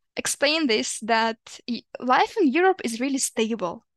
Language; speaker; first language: English; non-native, fluent; Ukrainian